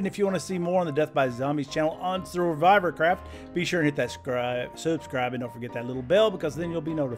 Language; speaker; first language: English; native; English